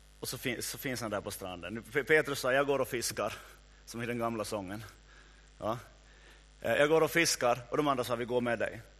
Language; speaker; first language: Swedish; native; Swedish